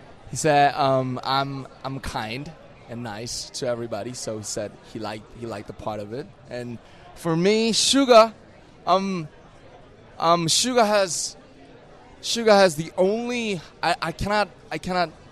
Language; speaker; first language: English; non-native, fluent; Korean